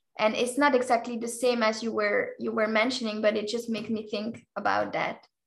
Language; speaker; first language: English; non-native, fluent; French